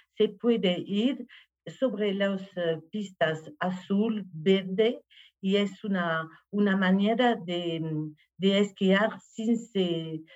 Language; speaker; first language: Spanish; non-native, learner; French